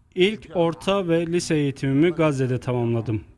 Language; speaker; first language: Turkish; non-native, fluent; Arabic